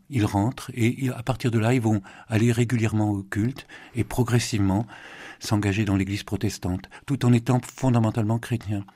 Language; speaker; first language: French; native; French